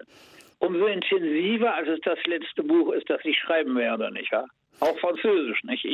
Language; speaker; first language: German; native; German